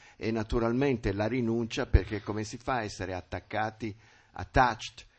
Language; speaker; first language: Italian; native; Italian